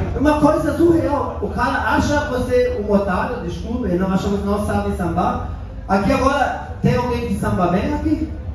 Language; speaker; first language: Portuguese; non-native, fluent; German